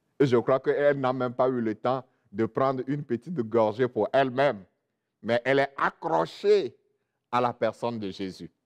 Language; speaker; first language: French; non-native, local second language; Ewe